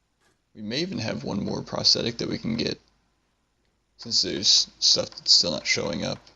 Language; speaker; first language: English; native; English